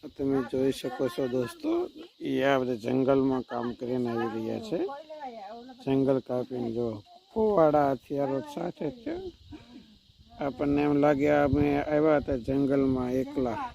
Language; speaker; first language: Gujarati; native; Gujarati